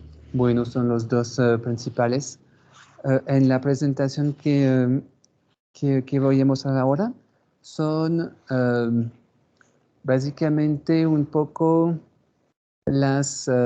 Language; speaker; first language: Spanish; non-native, fluent; French